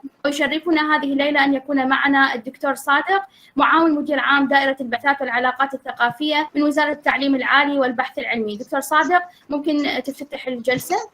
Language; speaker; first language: Arabic; native; Arabic